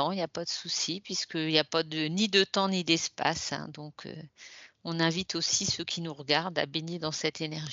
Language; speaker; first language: French; native; French